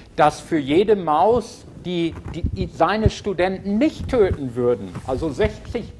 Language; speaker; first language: German; native; German